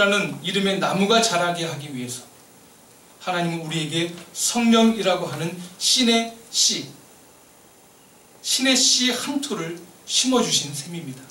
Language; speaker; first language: Korean; native; Korean